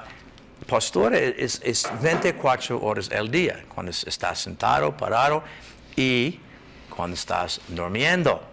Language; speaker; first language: Spanish; non-native, learner; English